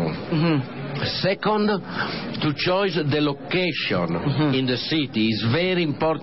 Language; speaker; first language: English; non-native, learner; Italian